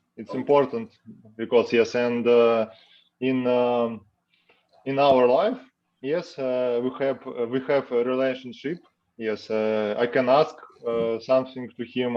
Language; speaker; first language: English; non-native, learner; Russian